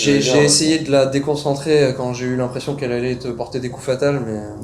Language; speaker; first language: French; native; French